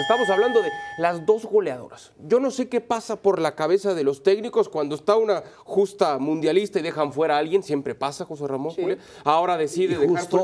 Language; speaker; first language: Spanish; native; Spanish